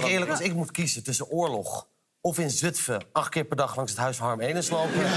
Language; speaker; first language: Dutch; native; Dutch